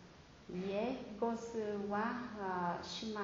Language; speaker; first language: Japanese; non-native, learner; Vietnamese